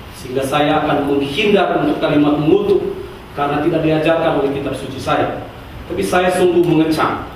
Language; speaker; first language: Indonesian; native; Indonesian